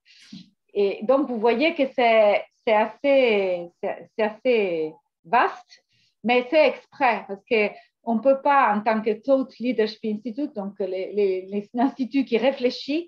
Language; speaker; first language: French; non-native, fluent; Italian